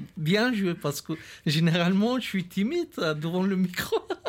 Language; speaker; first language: French; non-native, fluent; Bulgarian